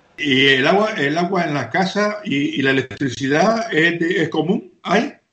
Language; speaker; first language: Spanish; native; Spanish